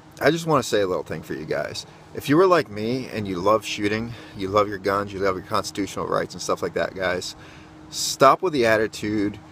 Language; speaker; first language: English; native; English